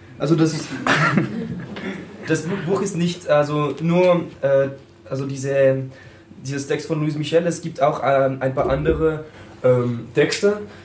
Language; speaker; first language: German; non-native, fluent; French